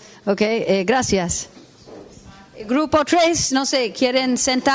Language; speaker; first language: Spanish; non-native, fluent; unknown